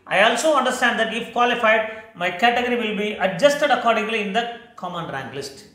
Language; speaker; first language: English; non-native, local second language; Tamil